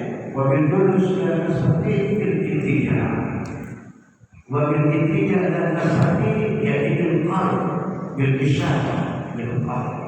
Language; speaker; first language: Arabic; non-native, fluent; Indonesian